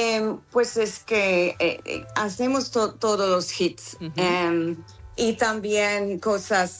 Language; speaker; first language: Spanish; non-native, fluent; English